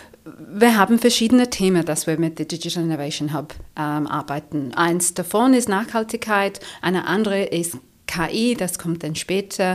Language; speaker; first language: German; non-native, fluent; English